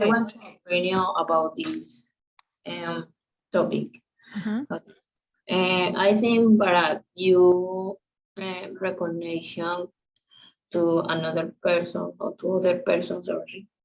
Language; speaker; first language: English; non-native, learner; Spanish